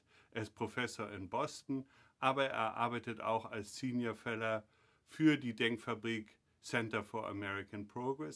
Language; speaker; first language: German; native; German